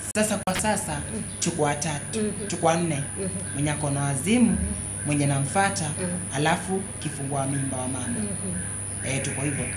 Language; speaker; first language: Swahili; non-native, local second language; Kamba